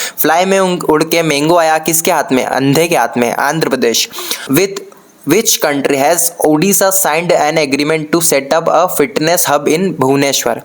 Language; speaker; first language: Hindi; native; Hindi